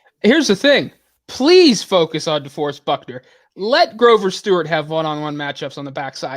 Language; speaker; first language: English; native; English